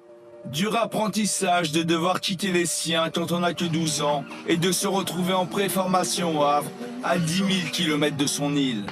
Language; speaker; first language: French; native; French